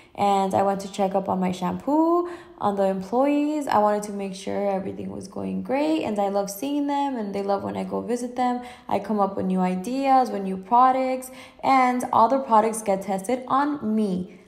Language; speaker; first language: English; early bilingual, other home language; Spanish